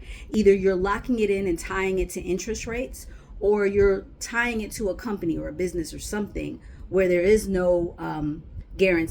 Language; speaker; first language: English; native; English